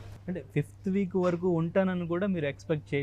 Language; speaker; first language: Telugu; native; Telugu